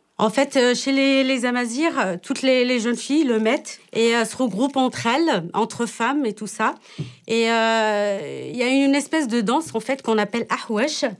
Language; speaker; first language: French; non-native, local second language; Tachelhit